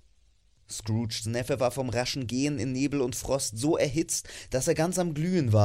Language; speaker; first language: German; native; German